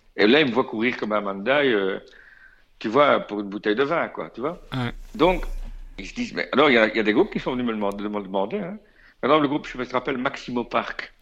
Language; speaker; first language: French; native; French